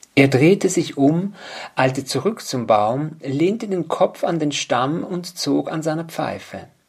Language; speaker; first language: German; native; German